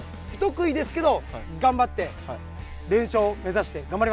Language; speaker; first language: Japanese; native; Japanese